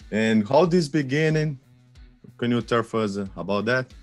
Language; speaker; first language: English; non-native, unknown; Portuguese